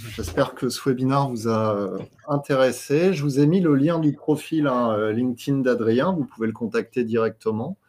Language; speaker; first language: French; native; French